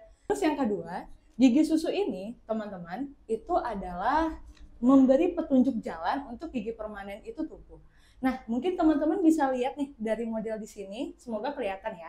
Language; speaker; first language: Indonesian; native; Indonesian